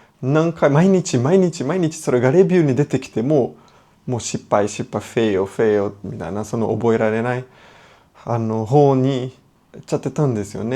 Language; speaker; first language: Japanese; non-native, fluent; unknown